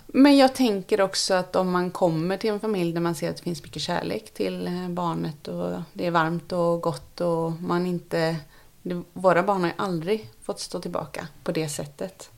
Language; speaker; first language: Swedish; native; Swedish